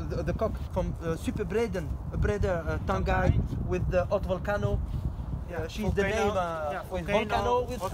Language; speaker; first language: English; non-native, learner; French